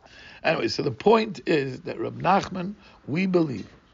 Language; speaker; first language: English; non-native, fluent; Portuguese